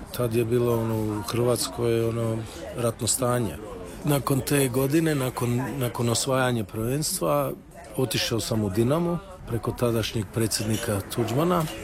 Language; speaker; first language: Croatian; early bilingual, heritage; Croatian